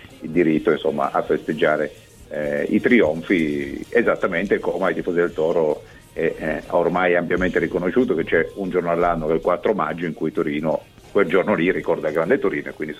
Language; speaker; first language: Italian; native; Italian